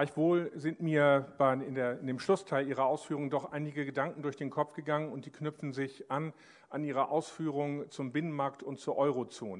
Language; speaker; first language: German; native; German